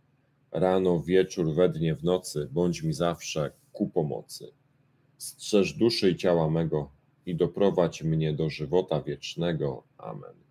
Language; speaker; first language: Polish; native; Polish